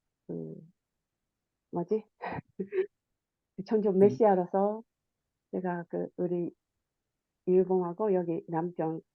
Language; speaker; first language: Korean; non-native, fluent; Japanese